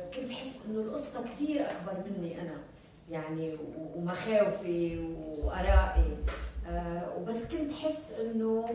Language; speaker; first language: Arabic; early bilingual, heritage; Arabic